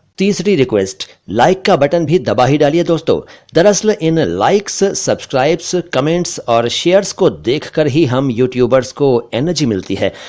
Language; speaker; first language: Hindi; native; Hindi